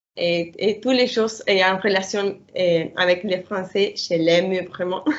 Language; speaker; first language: French; non-native, learner; Spanish